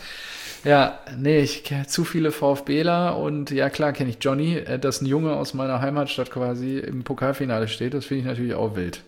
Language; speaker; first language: German; native; German